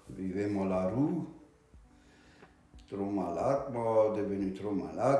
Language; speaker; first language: French; non-native, learner; Romanian